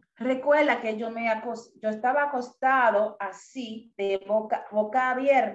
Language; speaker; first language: Spanish; non-native, fluent; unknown